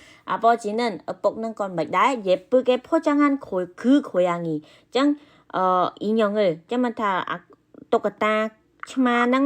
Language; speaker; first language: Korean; non-native, learner; Khmer